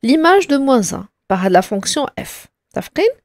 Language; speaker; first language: French; non-native, local second language; Arabic